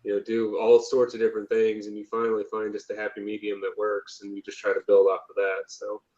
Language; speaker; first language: English; native; English